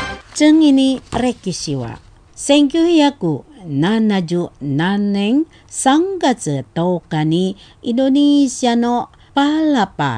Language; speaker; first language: Japanese; non-native, fluent; Indonesian